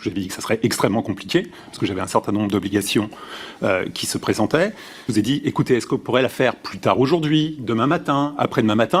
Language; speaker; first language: French; native; French